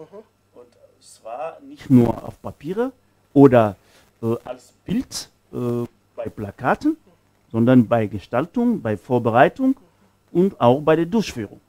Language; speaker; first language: German; non-native, fluent; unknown